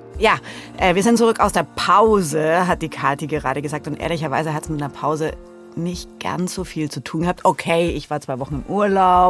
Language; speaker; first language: German; native; German